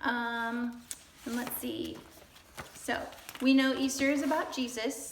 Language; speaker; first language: English; native; English